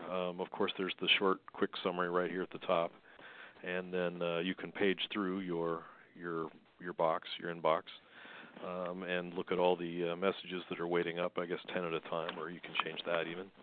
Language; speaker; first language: English; native; English